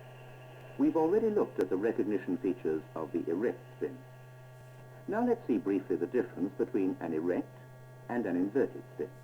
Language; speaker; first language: English; native; English